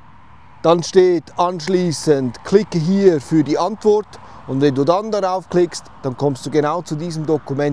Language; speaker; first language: German; native; German